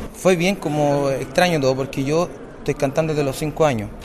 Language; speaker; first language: Spanish; native; Spanish